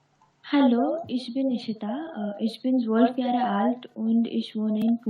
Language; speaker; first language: German; non-native, learner; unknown